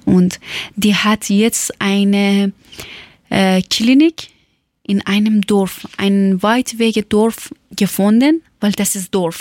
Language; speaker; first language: German; non-native, learner; Persian